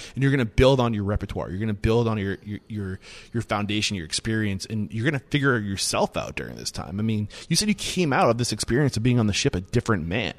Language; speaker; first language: English; native; English